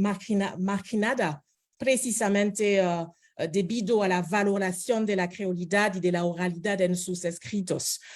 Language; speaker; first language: Spanish; non-native, fluent; French